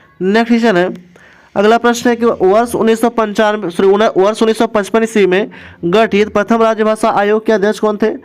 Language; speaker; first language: Hindi; native; Hindi